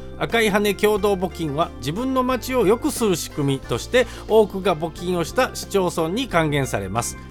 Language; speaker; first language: Japanese; native; Japanese